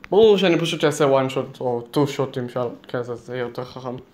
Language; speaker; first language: Hebrew; native; Hebrew